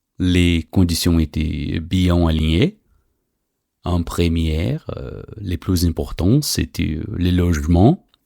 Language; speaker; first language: French; non-native, fluent; Portuguese